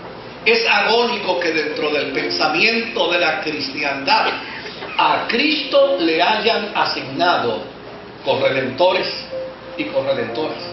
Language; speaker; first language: Spanish; native; Spanish